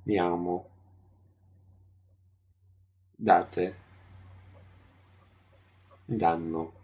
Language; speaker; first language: Italian; non-native, learner; English